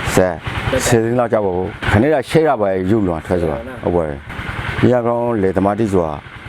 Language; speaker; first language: Burmese; native; Burmese